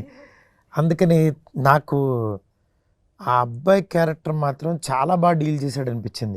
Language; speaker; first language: Telugu; native; Telugu